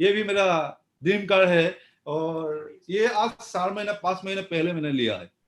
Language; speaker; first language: Hindi; non-native, local second language; Assamese